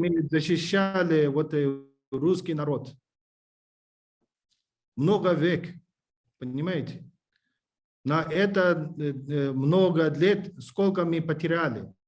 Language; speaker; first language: Russian; non-native, learner; English